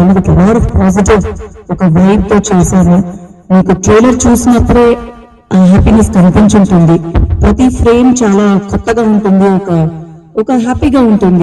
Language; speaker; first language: Telugu; non-native, fluent; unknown